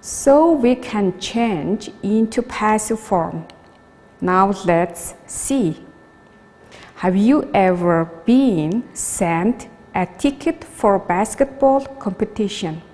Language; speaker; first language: English; non-native, learner; Mongolian